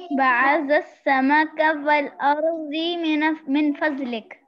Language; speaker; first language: Arabic; non-native, learner; Urdu